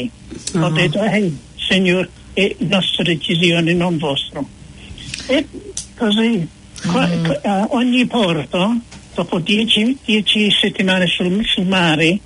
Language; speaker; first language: Italian; non-native, fluent; English